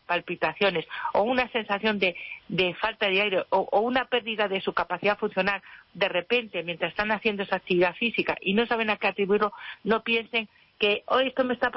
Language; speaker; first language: Spanish; native; Spanish